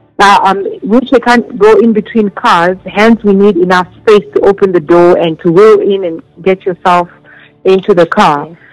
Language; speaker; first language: English; non-native, local second language; Zulu